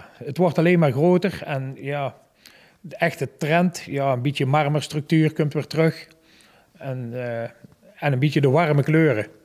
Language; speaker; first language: Dutch; native; Dutch